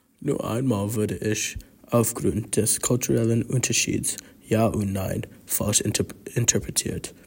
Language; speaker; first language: German; non-native, learner; Chinese